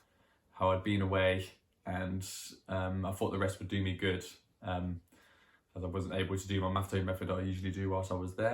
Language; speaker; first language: English; native; English